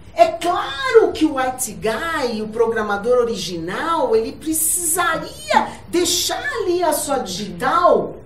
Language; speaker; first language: Portuguese; native; Portuguese